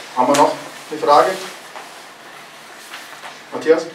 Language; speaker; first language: German; native; German